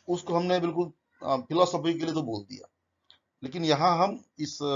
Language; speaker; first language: Hindi; non-native, local second language; Marathi